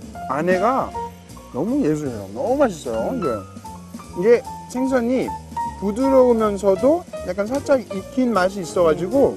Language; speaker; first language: Korean; non-native, fluent; English